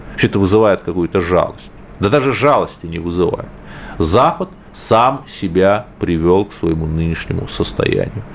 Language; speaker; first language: Russian; native; Russian